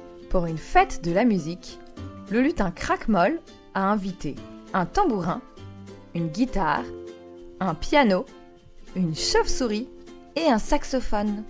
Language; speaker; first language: French; native; French